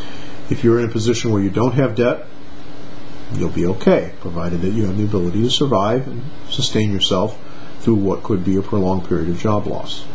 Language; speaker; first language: English; native; English